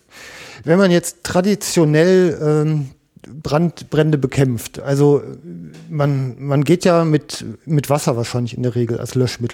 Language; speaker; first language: German; native; German